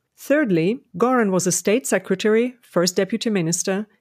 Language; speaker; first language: English; non-native, fluent; Ukrainian